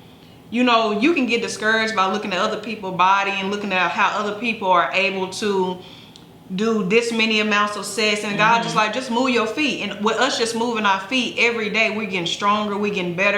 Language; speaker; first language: English; native; English